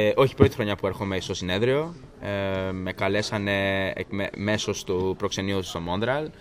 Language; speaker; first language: Greek; early bilingual, heritage; Greek